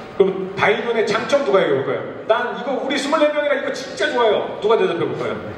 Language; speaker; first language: Korean; native; Korean